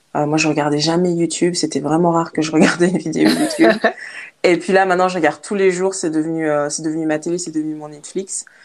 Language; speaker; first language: French; native; French